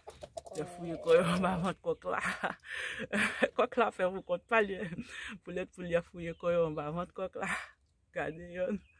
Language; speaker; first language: French; non-native, learner; Haitian Creole